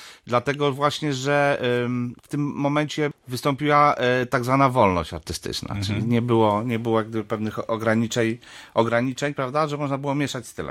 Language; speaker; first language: Polish; native; Polish